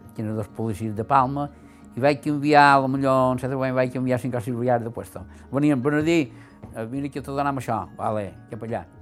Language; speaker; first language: Catalan; native; Catalan